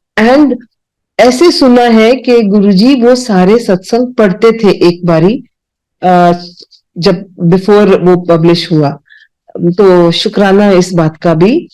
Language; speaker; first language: Hindi; non-native, local second language; Punjabi